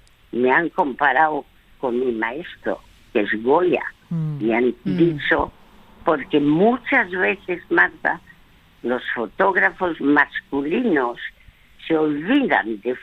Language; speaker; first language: Spanish; early bilingual, other home language; French